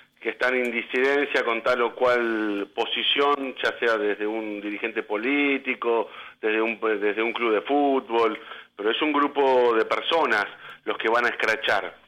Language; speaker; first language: Spanish; native; Spanish